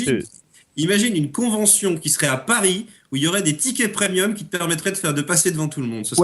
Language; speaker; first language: French; native; French